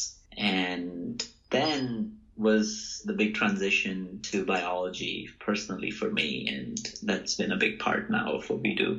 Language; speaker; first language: English; non-native, local second language; Hindi